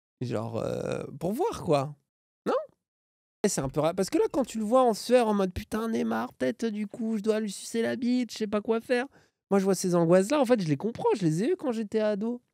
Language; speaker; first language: French; native; French